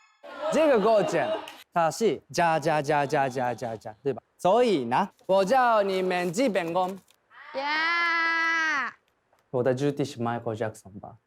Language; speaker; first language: Chinese; non-native, fluent; Thai